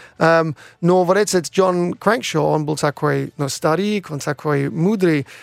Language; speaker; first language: Russian; non-native, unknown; English